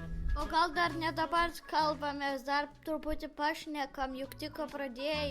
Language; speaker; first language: Lithuanian; early bilingual, heritage; Lithuanian